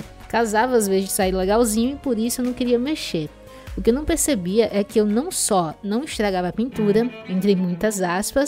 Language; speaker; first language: Portuguese; native; Portuguese